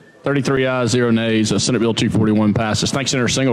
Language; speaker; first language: English; native; English